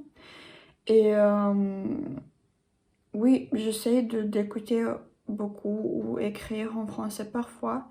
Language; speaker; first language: French; non-native, learner; English